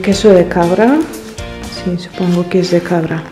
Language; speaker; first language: Spanish; non-native, fluent; Russian